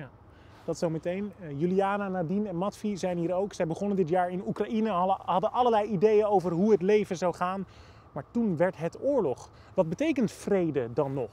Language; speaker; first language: Dutch; native; Dutch